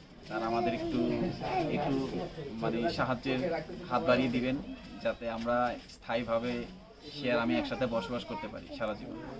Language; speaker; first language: Bangla; native; Bangla